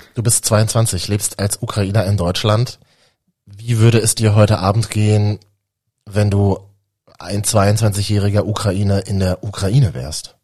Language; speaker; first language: German; native; German